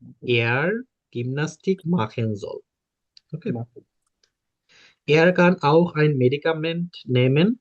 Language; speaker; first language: German; non-native, learner; Bangla